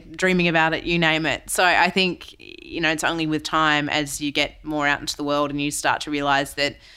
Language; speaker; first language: English; native; English